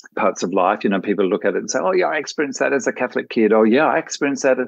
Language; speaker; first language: English; native; English